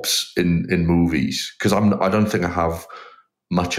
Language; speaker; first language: English; native; English